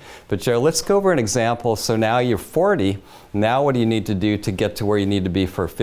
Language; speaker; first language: English; native; English